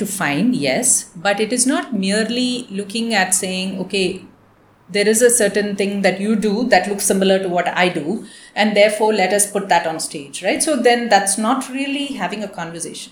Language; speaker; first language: English; non-native, local second language; Tamil